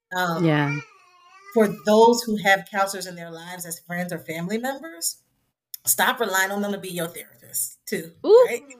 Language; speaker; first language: English; native; English